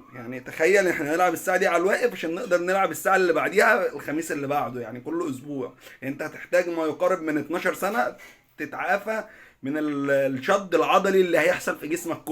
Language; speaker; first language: Arabic; native; Arabic